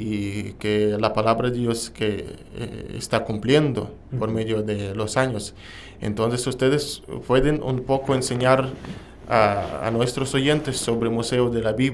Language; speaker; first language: Spanish; non-native, learner; Russian